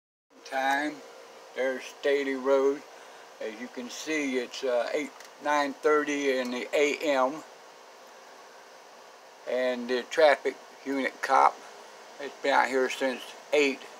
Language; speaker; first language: English; native; English